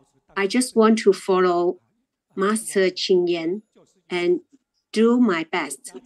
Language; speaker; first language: English; non-native, learner; Chinese